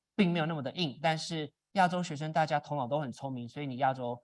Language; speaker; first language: Chinese; early bilingual, other home language; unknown